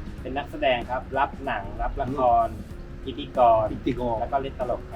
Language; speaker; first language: Thai; native; Thai